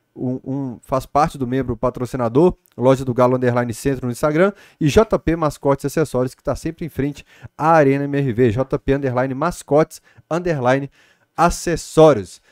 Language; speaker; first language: Portuguese; native; Portuguese